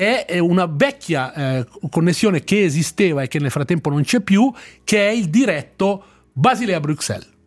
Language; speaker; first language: Italian; native; Italian